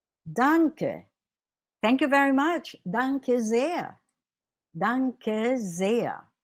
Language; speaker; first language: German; non-native, fluent; Filipino